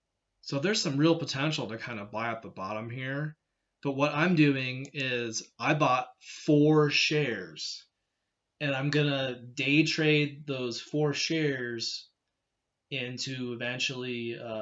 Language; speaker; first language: English; native; English